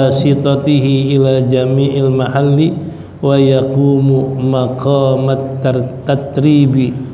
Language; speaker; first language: Arabic; non-native, fluent; Indonesian